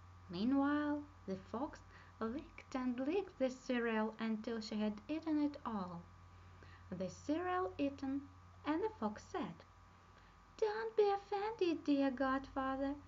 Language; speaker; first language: English; non-native, fluent; Russian